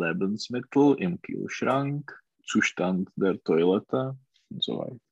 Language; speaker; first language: German; non-native, learner; Czech